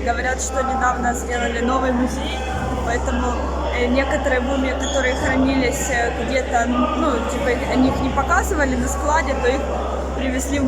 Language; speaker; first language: Russian; native; Russian